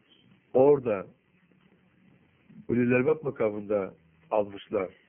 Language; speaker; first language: Turkish; native; Turkish